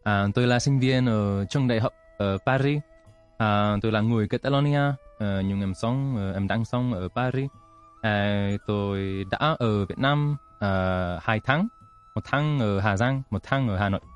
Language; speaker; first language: Vietnamese; non-native, learner; Catalan